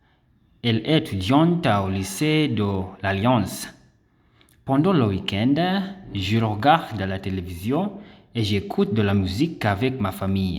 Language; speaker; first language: French; non-native, learner; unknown